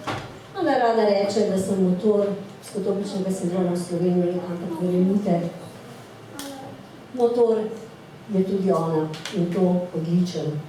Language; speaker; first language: Slovenian; native; Slovenian